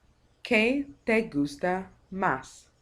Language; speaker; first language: Spanish; non-native, fluent; English